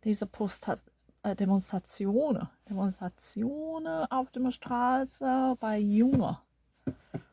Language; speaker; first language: German; non-native, learner; Korean